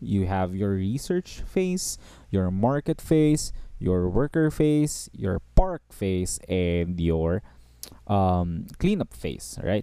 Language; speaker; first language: English; non-native, local second language; Filipino